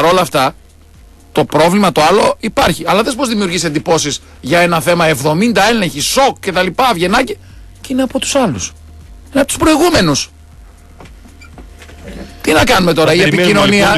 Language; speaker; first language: Greek; native; Greek